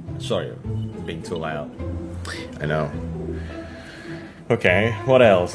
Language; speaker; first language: English; non-native, fluent; Indonesian